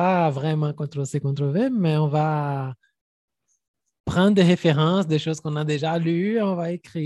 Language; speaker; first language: French; non-native, fluent; Portuguese